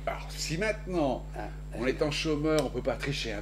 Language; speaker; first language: French; native; French